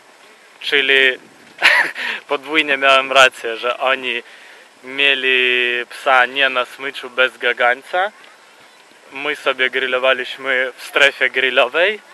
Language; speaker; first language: Polish; non-native, fluent; Russian